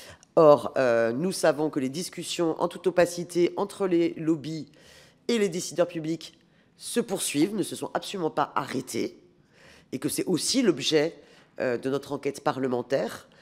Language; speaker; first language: French; native; French